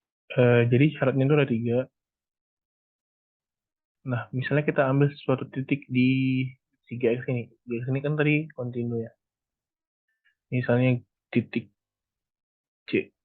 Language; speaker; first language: Indonesian; native; Indonesian